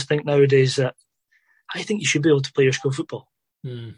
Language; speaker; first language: English; native; English